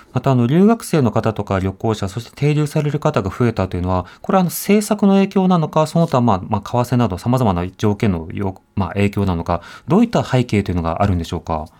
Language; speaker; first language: Japanese; native; Japanese